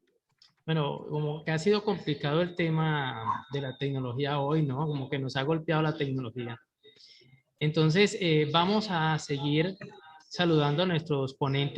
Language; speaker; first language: Spanish; native; Spanish